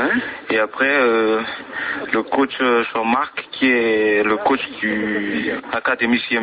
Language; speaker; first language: French; non-native, local second language; Malagasy